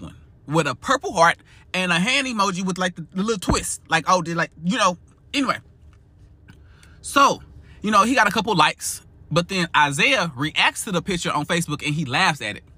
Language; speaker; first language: English; native; English